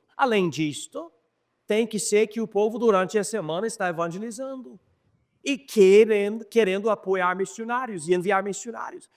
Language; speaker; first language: Portuguese; non-native, fluent; English